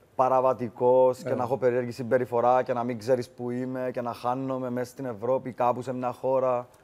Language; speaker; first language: Greek; native; Greek